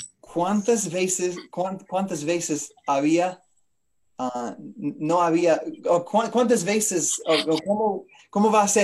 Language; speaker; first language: Spanish; non-native, learner; English